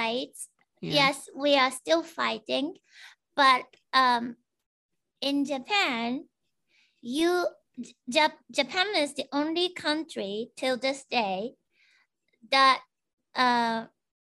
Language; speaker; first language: English; non-native, fluent; Japanese